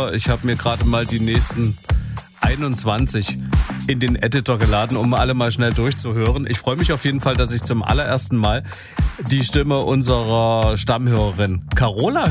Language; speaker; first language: German; native; German